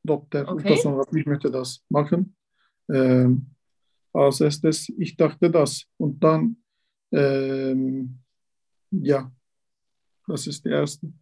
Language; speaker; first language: German; non-native, learner; Turkish